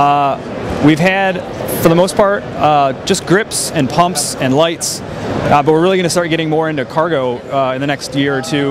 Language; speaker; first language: English; native; English